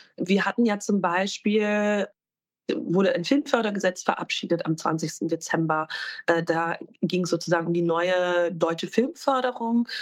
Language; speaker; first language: German; native; German